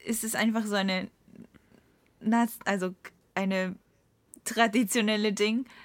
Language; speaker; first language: German; non-native, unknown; Japanese